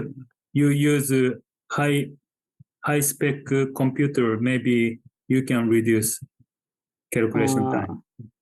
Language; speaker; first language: English; non-native, fluent; Japanese